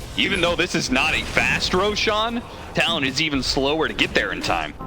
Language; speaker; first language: English; native; English